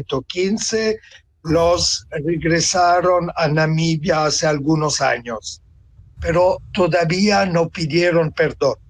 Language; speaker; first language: Spanish; non-native, fluent; Italian